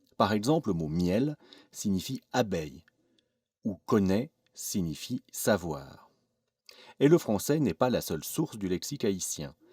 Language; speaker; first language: French; native; French